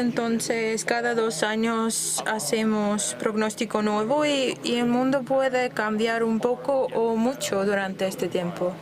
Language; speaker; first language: Spanish; non-native, fluent; Dutch